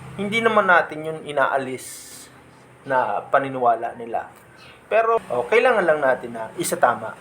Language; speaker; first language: Filipino; non-native, local second language; Bikol